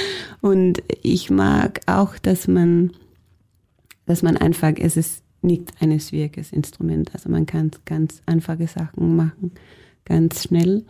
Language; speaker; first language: German; non-native, fluent; Danish